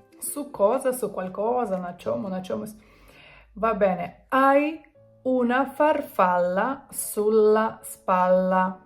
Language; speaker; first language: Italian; non-native, fluent; Ukrainian